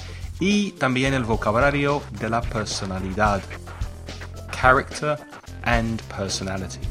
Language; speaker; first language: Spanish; non-native, fluent; English